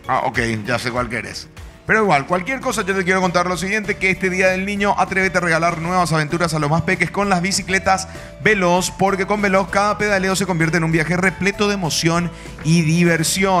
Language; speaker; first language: Spanish; native; Spanish